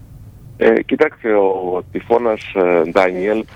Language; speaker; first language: Greek; native; Greek